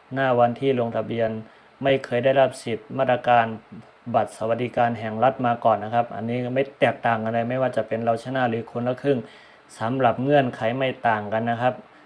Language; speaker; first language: Thai; non-native, local second language; Shan